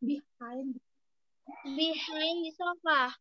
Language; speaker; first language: English; non-native, learner; Indonesian